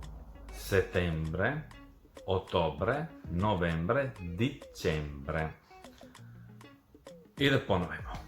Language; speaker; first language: Italian; non-native, fluent; Serbian